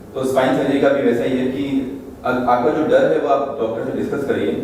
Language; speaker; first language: Hindi; non-native, local second language; Marathi